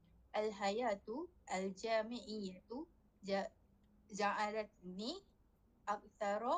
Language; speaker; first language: Arabic; non-native, learner; Malay